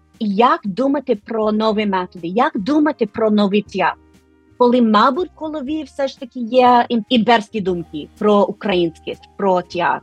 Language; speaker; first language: Ukrainian; non-native, fluent; English